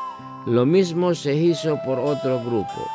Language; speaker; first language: Spanish; non-native, fluent; Indonesian